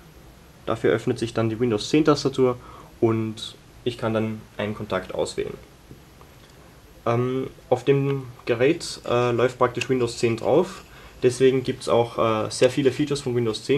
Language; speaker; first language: German; native; German